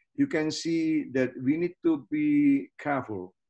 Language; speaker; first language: English; non-native, fluent; Indonesian